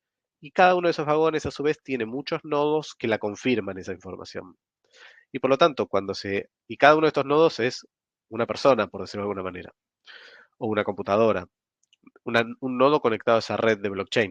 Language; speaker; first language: Spanish; native; Spanish